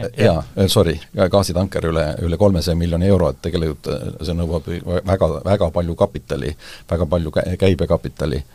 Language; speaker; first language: Estonian; native; Estonian